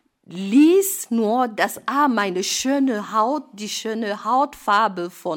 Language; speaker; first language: German; non-native, fluent; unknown